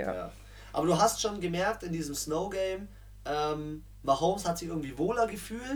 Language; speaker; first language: German; native; German